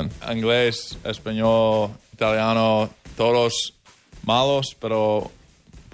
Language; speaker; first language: Spanish; non-native, learner; English